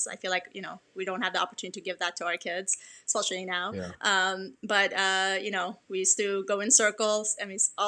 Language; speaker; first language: English; early bilingual, other home language; Persian